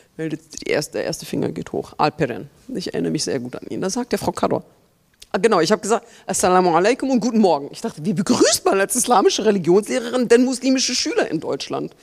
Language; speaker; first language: German; native; German